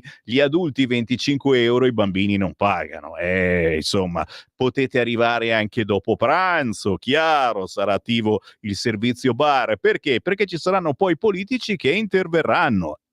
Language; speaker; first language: Italian; native; Italian